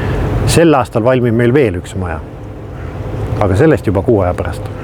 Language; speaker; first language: Estonian; native; Estonian